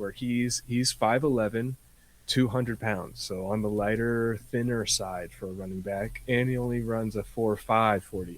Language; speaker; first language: English; native; English